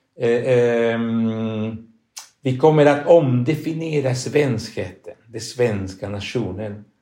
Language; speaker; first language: Swedish; non-native, fluent; Spanish